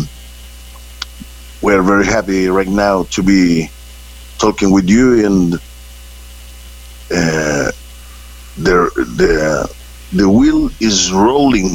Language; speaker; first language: English; non-native, fluent; Spanish